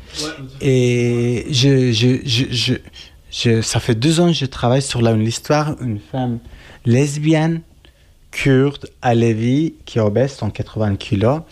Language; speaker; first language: French; non-native, learner; Kurdish